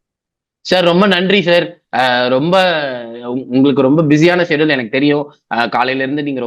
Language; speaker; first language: Tamil; native; Tamil